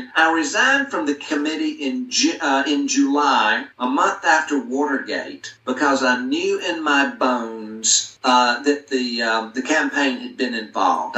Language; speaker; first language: English; native; English